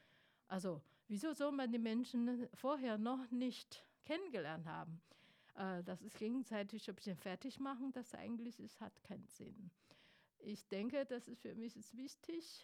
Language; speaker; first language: German; non-native, fluent; Chinese